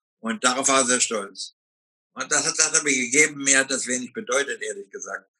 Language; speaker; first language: German; native; German